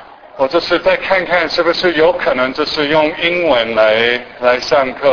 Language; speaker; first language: Chinese; non-native, fluent; English